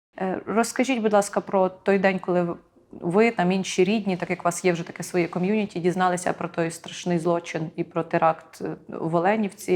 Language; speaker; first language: Ukrainian; native; Ukrainian